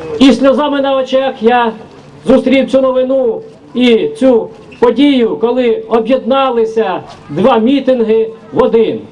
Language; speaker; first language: Ukrainian; native; Ukrainian